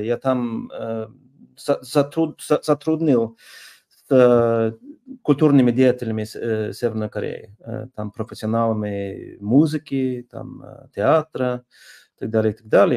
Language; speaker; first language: Russian; non-native, fluent; Norwegian